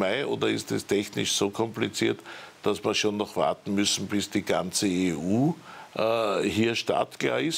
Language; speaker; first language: German; native; German